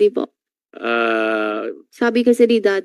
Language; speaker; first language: Filipino; non-native, learner; Chinese